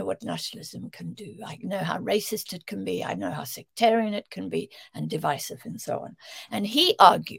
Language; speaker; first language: English; native; English